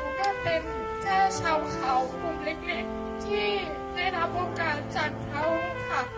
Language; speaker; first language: Thai; non-native, local second language; Hmong